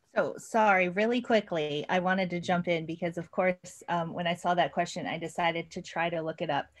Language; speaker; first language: English; native; English